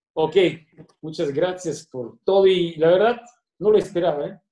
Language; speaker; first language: Spanish; non-native, fluent; Bulgarian